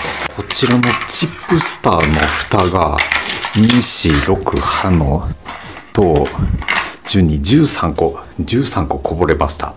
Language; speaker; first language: Japanese; native; Japanese